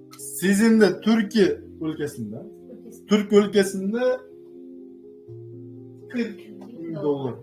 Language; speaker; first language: Turkish; non-native, learner; Uzbek